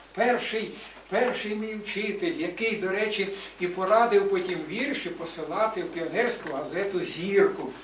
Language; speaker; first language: Ukrainian; native; Ukrainian